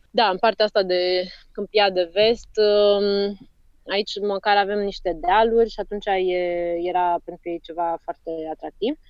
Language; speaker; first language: Romanian; native; Romanian